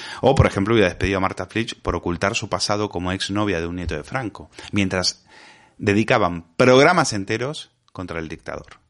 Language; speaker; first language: Spanish; native; Spanish